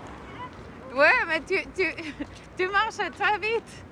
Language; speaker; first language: French; non-native, learner; Spanish